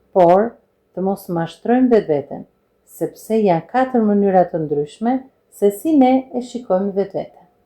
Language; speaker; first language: Albanian; non-native, fluent; English